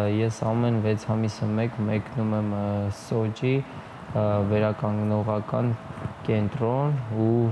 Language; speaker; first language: Armenian; native; Armenian